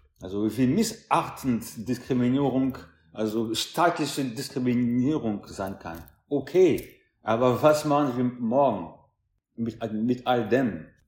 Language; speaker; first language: German; non-native, fluent; French